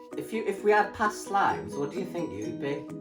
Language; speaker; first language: English; native; English